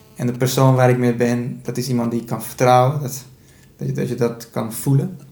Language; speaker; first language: Dutch; early bilingual, other home language; Persian